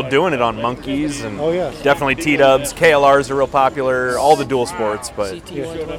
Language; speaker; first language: English; native; English